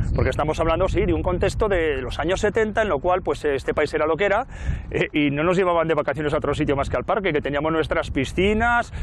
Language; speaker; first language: Spanish; native; Spanish